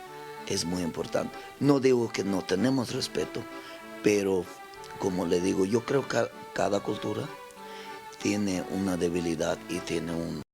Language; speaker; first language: Spanish; non-native, local second language; Plautdietsch